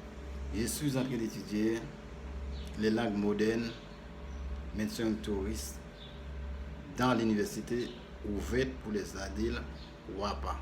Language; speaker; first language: French; non-native, fluent; Spanish